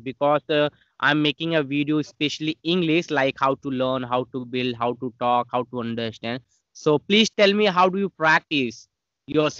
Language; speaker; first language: English; non-native, learner; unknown